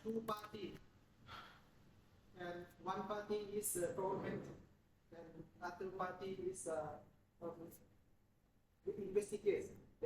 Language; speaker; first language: English; non-native, learner; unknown